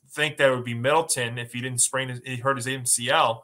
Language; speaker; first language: English; native; English